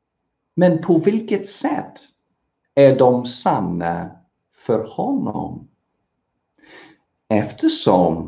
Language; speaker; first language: Swedish; non-native, fluent; English